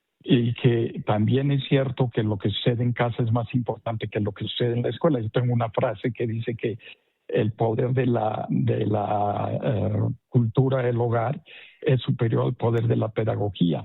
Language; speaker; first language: Spanish; native; Spanish